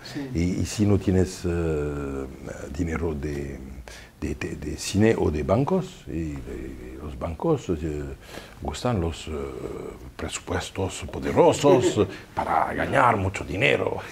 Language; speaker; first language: Spanish; non-native, fluent; French